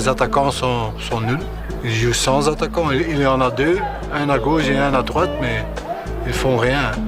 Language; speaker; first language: French; non-native, local second language; Dutch